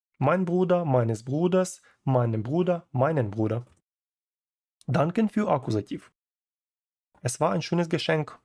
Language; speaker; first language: German; non-native, fluent; Ukrainian